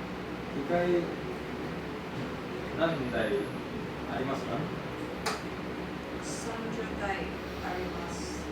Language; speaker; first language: Japanese; non-native, learner; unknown